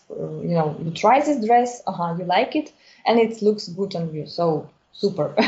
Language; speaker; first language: English; non-native, fluent; Ukrainian